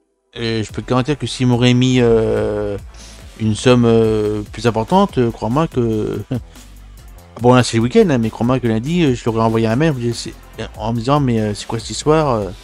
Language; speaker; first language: French; native; French